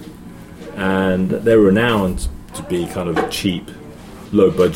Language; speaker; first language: English; native; English